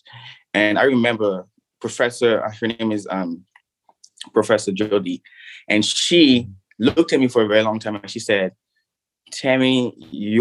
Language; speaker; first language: English; non-native, local second language; Yoruba